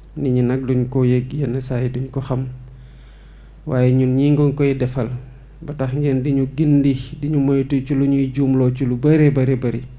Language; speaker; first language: Wolof; non-native, local second language; Serer